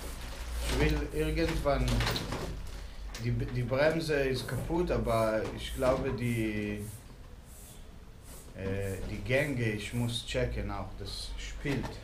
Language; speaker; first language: German; non-native, learner; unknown